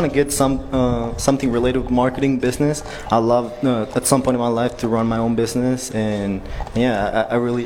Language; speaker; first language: English; non-native, fluent; Spanish